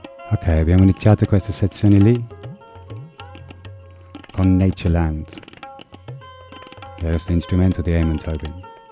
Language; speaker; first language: Italian; non-native, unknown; English